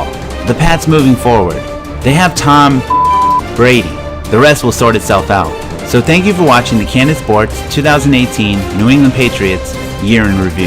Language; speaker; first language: English; native; English